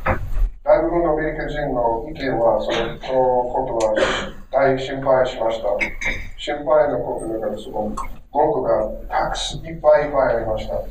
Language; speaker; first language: Japanese; non-native, learner; English